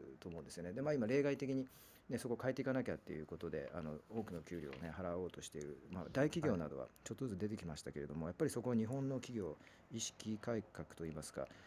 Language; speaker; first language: Japanese; native; Japanese